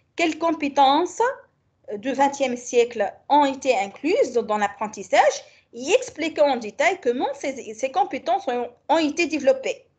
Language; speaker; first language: French; non-native, local second language; Arabic